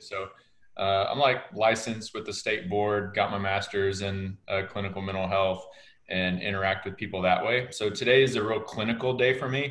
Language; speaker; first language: English; native; English